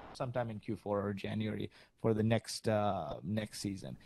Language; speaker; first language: English; early bilingual, other home language; Arabic